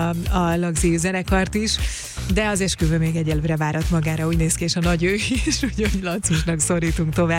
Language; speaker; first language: Hungarian; native; Hungarian